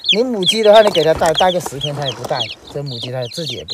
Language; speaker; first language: Chinese; native; Chinese